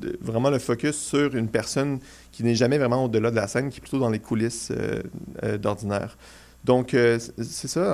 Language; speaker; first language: French; native; French